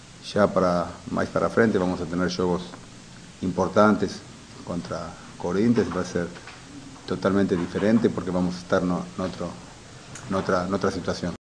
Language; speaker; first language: Portuguese; non-native, fluent; Spanish